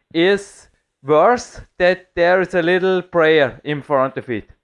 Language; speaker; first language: English; non-native, fluent; German